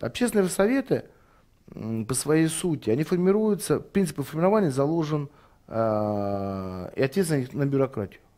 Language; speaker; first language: Russian; native; Russian